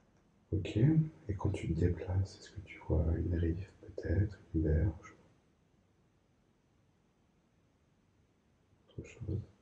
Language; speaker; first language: French; native; French